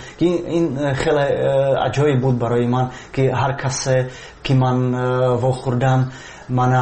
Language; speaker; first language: Persian; non-native, learner; Czech